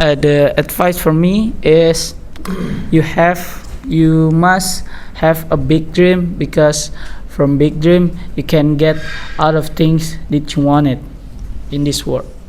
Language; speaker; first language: English; non-native, learner; Indonesian